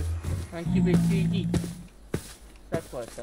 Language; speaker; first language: Russian; non-native, learner; English